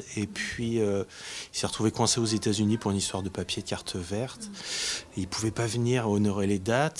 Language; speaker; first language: French; native; French